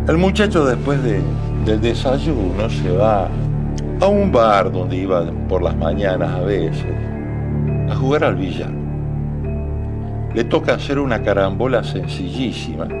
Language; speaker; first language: Spanish; native; Spanish